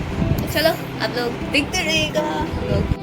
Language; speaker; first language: Hindi; non-native, local second language; Assamese